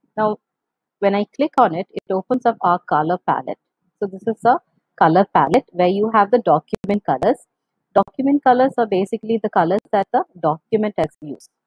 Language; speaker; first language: English; non-native, local second language; Malayalam